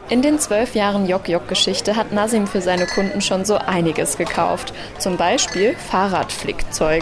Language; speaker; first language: German; native; German